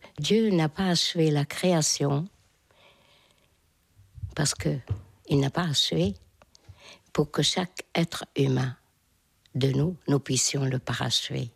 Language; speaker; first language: French; non-native, fluent; Hungarian